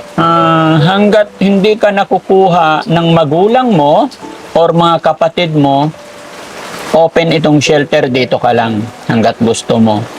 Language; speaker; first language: Filipino; native; Filipino